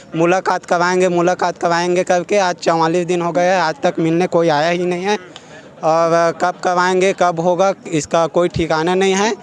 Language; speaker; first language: Hindi; native; Hindi